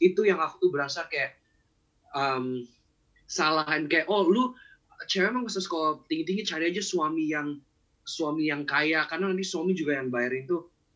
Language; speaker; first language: Indonesian; early bilingual, heritage; Indonesian